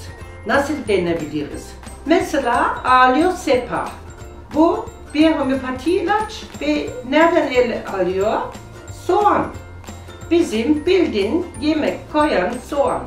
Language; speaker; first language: Turkish; non-native, learner; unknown